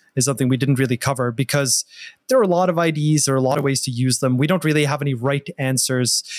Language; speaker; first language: English; non-native, fluent; Norwegian